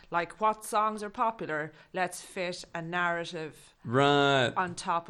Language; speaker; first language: English; native; English